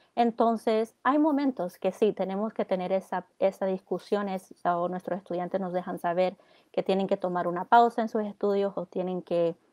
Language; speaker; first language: Spanish; early bilingual, heritage; Spanish